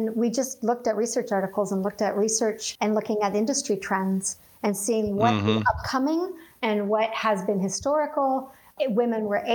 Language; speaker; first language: English; native; English